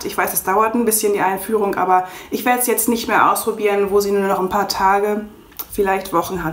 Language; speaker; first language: German; native; German